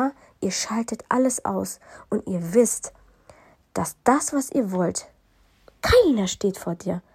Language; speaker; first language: German; early bilingual, other home language; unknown